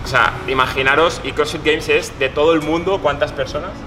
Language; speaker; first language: Spanish; native; Spanish